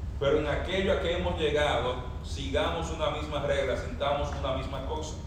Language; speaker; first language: Spanish; native; Spanish